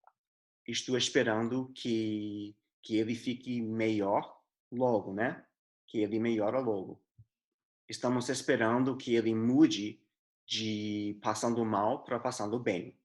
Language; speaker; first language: Portuguese; non-native, fluent; English